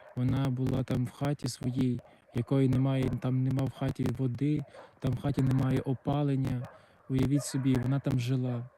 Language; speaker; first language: Ukrainian; non-native, local second language; Russian